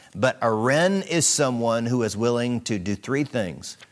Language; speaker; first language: English; native; English